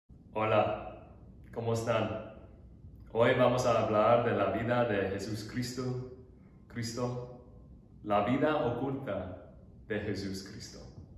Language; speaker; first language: Spanish; non-native, learner; English